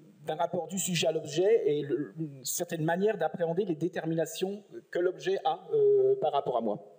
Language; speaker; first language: French; native; French